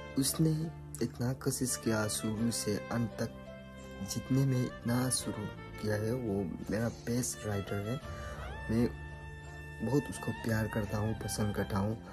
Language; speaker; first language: Hindi; non-native, local second language; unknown